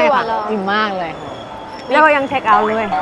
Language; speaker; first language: Thai; non-native, learner; Chinese